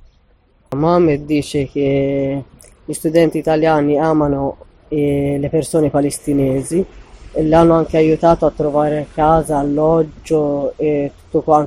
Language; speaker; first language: Italian; non-native, fluent; Arabic